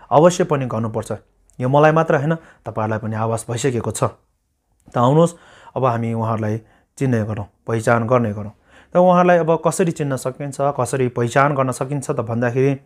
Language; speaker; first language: Nepali; non-native, local second language; Sherpa